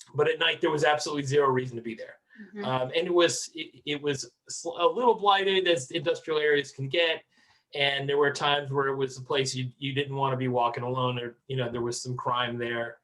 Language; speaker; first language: English; native; English